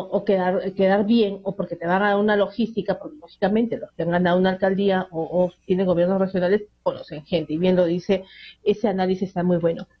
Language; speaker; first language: Spanish; native; Spanish